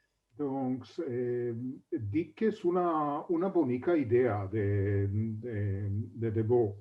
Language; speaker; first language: Catalan; non-native, fluent; Hebrew